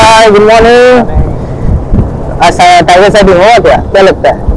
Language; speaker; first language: Hindi; non-native, local second language; Bangla